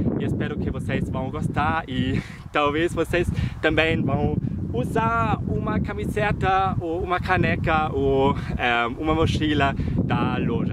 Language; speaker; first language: Portuguese; non-native, fluent; German